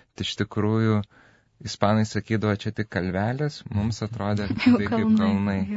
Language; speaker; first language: Lithuanian; native; Lithuanian